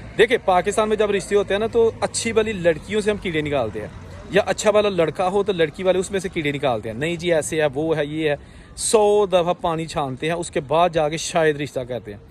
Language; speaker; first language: Hindi; non-native, local second language; Punjabi